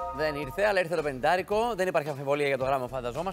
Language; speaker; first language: Greek; native; Greek